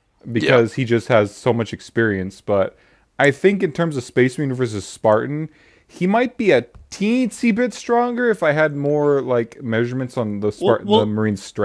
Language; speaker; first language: English; native; English